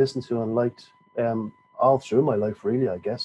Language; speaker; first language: English; native; English